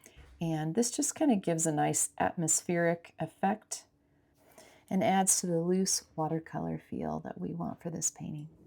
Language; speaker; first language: English; native; English